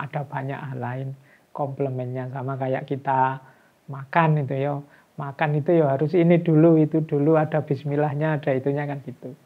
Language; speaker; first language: Indonesian; non-native, local second language; Javanese